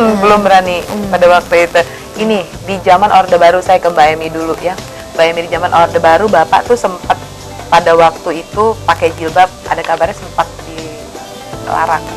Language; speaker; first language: Indonesian; native; Indonesian